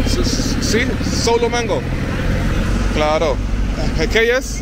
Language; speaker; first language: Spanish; non-native, learner; English